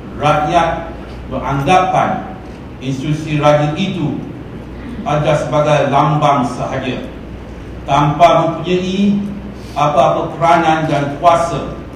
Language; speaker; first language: Malay; native; Malay